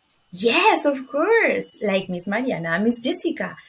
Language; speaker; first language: English; non-native, fluent; Spanish